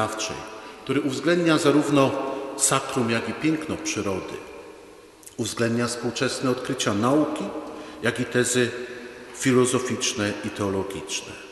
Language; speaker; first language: Polish; native; Polish